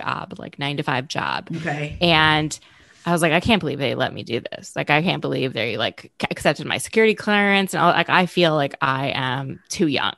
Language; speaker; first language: English; native; English